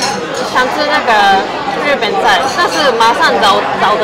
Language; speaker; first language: Chinese; non-native, fluent; Japanese